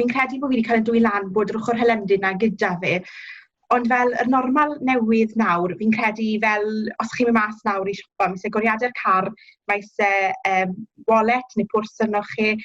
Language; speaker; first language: Welsh; native; Welsh